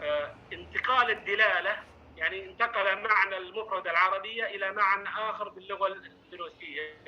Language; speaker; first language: Arabic; non-native, fluent; Indonesian